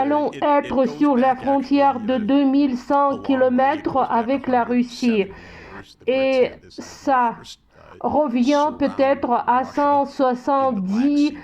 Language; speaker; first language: French; non-native, fluent; Russian